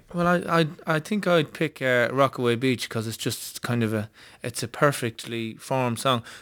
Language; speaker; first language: English; native; English